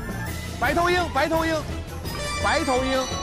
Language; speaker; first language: Chinese; native; Chinese